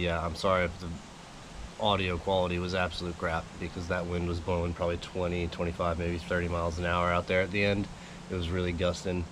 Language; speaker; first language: English; native; English